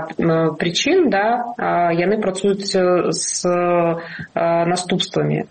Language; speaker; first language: Belarusian; non-native, local second language; Russian